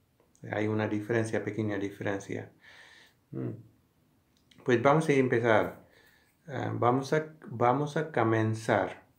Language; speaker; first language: Spanish; non-native, learner; Hindi